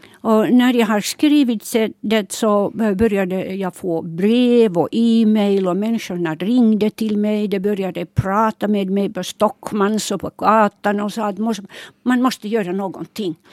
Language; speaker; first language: Swedish; non-native, local second language; Finnish